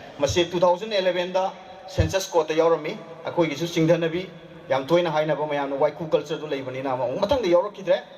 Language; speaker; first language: Manipuri; non-native, local second language; Rongmei Naga